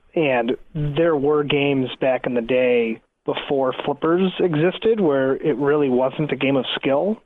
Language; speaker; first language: English; native; English